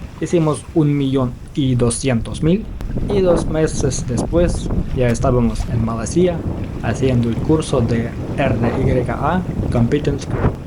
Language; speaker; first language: Spanish; non-native, fluent; Ukrainian